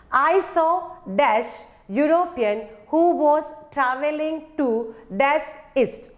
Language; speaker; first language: English; non-native, local second language; Gujarati